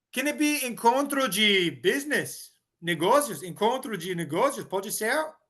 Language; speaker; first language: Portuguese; non-native, learner; English